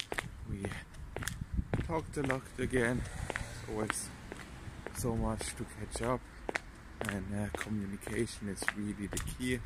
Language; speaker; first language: English; non-native, fluent; German